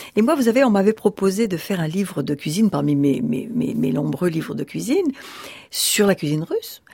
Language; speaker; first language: French; early bilingual, other home language; Russian